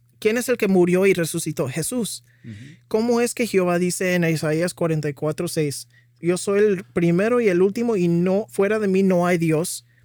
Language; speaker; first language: Spanish; early bilingual, heritage; Spanish